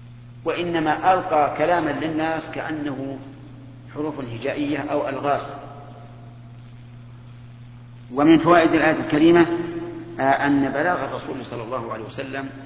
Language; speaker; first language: Arabic; native; Arabic